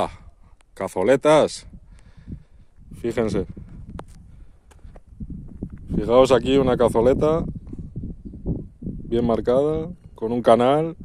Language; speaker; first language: Spanish; native; Spanish